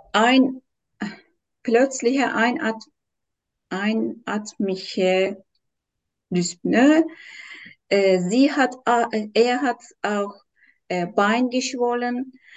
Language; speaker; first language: German; non-native, learner; Turkish